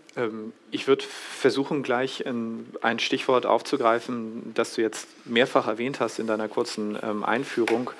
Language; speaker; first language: German; native; German